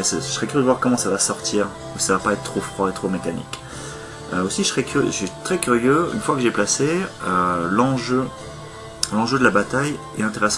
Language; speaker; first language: French; native; French